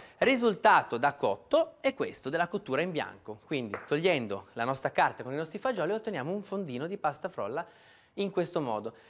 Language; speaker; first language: Italian; native; Italian